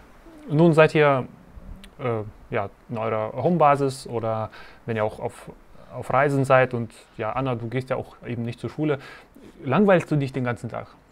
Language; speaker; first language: German; native; German